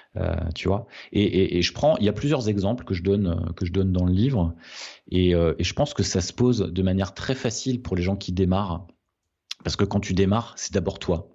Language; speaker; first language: French; native; French